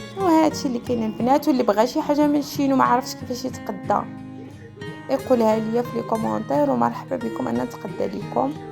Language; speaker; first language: Arabic; native; Arabic